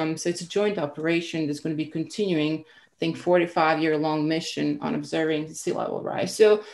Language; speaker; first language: English; non-native, fluent; Croatian